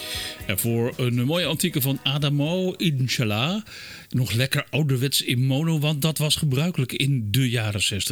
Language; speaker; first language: Dutch; native; Dutch